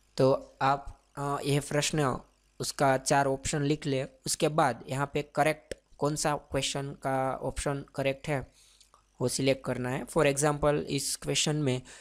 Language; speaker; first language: Hindi; non-native, local second language; Gujarati